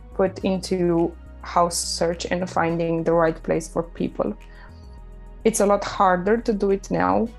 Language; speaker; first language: English; non-native, fluent; Romanian